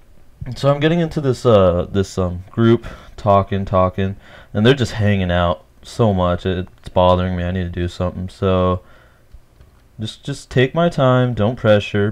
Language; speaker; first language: English; native; English